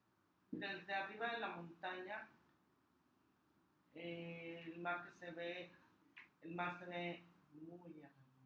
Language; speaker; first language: Spanish; non-native, learner; Japanese